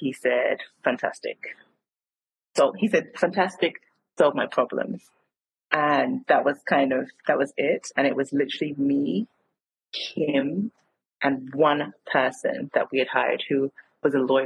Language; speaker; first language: English; native; English